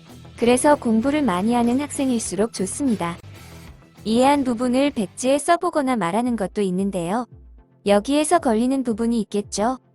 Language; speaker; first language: Korean; native; Korean